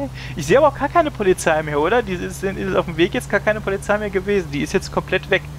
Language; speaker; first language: German; native; German